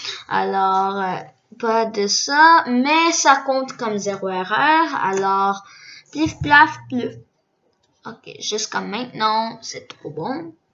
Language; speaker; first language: French; early bilingual, other home language; Korean